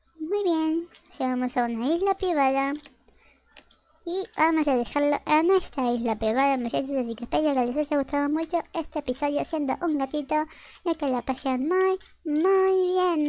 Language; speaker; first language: Spanish; native; Spanish